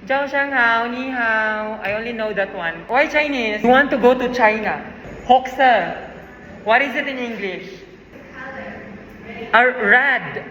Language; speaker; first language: English; non-native, fluent; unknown